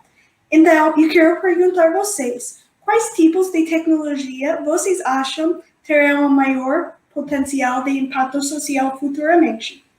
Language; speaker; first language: Portuguese; non-native, fluent; English